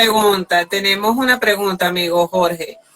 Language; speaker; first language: Spanish; native; Spanish